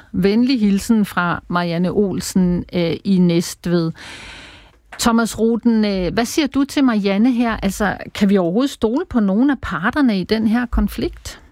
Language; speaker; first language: Danish; native; Danish